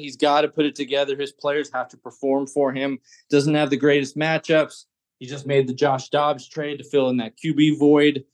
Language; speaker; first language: English; native; English